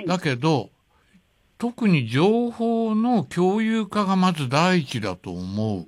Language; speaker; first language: Japanese; native; Japanese